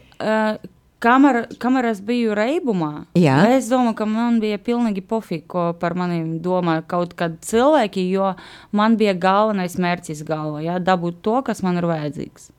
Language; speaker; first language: Latvian; non-native, local second language; Russian